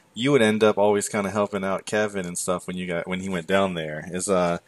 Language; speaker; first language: English; native; English